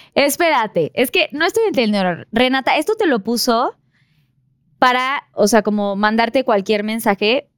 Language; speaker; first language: Spanish; native; Spanish